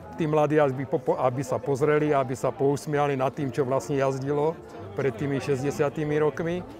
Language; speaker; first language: Slovak; native; Slovak